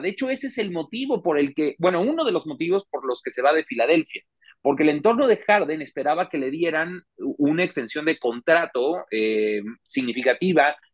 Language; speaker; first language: Spanish; native; Spanish